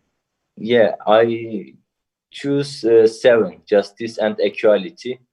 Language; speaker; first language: English; non-native, learner; Turkish